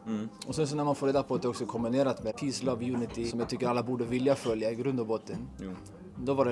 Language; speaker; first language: Swedish; native; Swedish